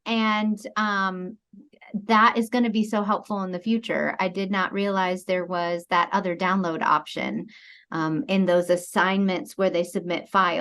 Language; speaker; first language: English; native; English